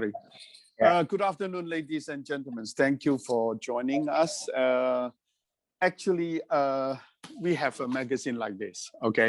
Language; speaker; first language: English; non-native, fluent; Cantonese